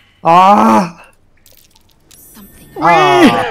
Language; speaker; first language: French; native; French